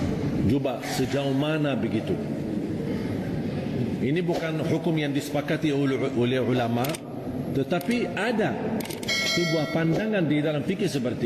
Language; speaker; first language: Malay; non-native, fluent; Arabic